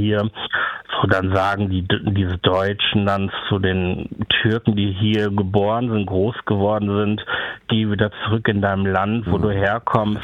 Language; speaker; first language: German; native; German